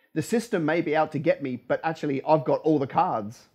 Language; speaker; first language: English; native; English